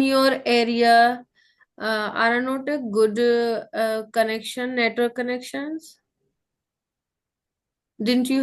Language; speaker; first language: English; non-native, local second language; Hindi